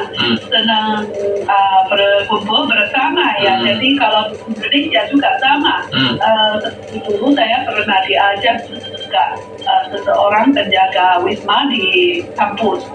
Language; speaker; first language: Indonesian; non-native, fluent; Chinese